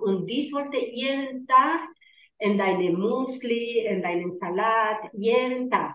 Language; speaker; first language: German; non-native, learner; Spanish